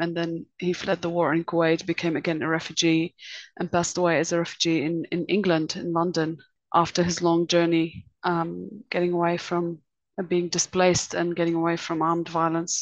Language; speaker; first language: English; native; English